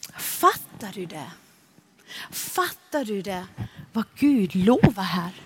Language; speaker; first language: Swedish; non-native, fluent; German